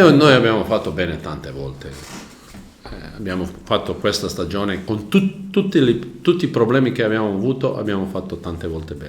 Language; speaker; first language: Italian; non-native, learner; Croatian